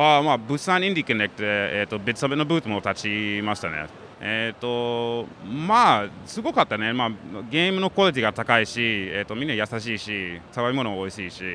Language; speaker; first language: Japanese; non-native, fluent; English